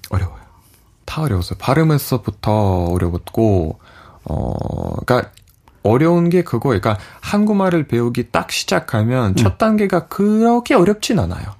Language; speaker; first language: Korean; non-native, fluent; Russian